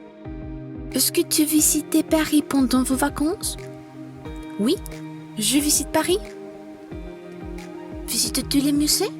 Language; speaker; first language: French; non-native, fluent; Spanish